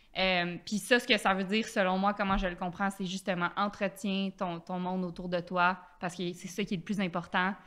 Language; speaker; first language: French; native; French